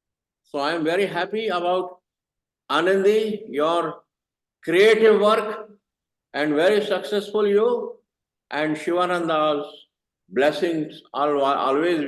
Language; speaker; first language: English; non-native, learner; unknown